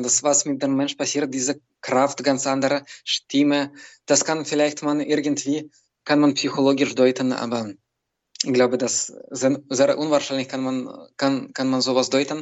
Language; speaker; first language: German; non-native, learner; Belarusian